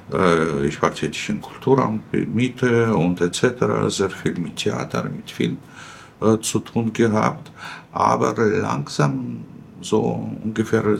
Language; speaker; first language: German; non-native, fluent; Russian